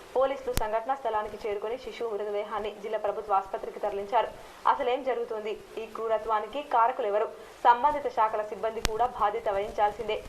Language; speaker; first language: Telugu; native; Telugu